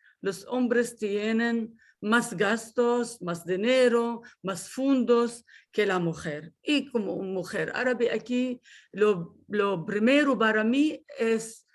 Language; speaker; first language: Spanish; non-native, fluent; Arabic